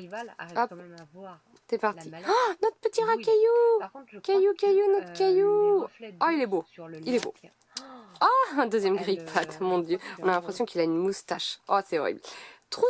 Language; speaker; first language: French; native; French